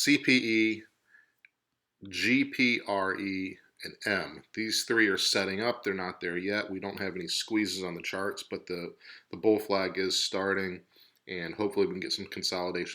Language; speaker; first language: English; native; English